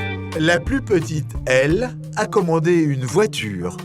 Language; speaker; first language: French; native; French